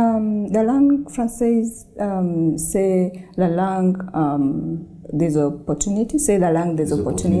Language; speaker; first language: French; non-native, learner; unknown